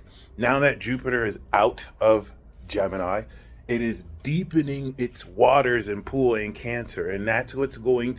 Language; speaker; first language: English; native; English